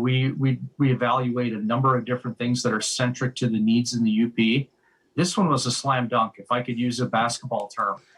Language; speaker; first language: English; native; English